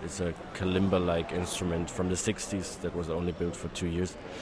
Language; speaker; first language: English; non-native, fluent; German